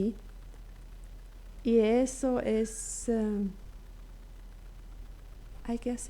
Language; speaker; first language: Spanish; non-native, local second language; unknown